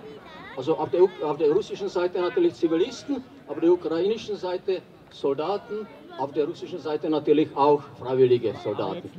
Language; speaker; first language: German; non-native, fluent; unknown